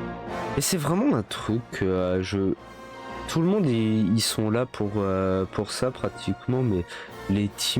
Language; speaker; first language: French; native; French